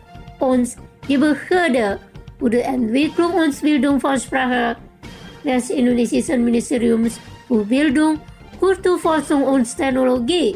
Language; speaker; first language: German; non-native, fluent; Indonesian